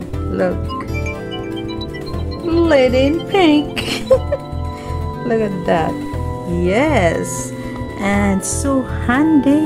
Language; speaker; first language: English; non-native, local second language; Filipino